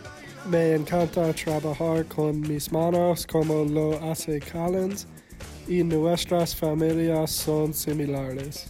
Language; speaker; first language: Spanish; non-native, learner; English